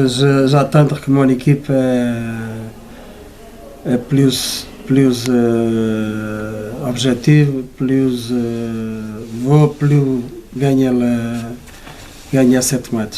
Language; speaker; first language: French; non-native, learner; Portuguese